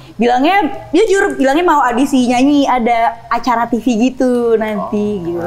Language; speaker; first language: Indonesian; native; Indonesian